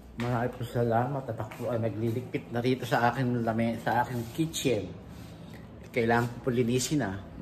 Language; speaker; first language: Filipino; native; Filipino